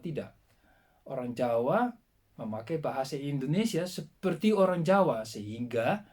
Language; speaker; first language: Indonesian; non-native, fluent; Dutch